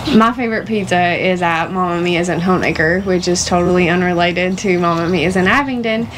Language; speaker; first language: English; native; English